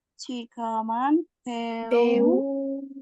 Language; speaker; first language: Korean; non-native, learner; Indonesian